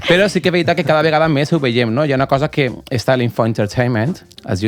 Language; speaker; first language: Catalan; native; Catalan